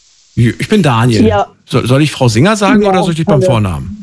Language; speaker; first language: German; native; German